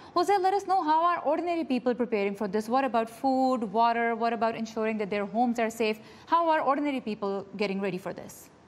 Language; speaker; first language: English; non-native, local second language; Urdu